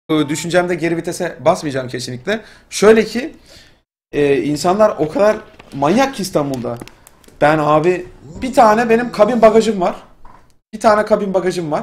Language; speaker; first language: Turkish; native; Turkish